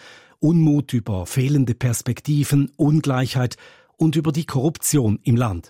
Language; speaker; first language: German; native; German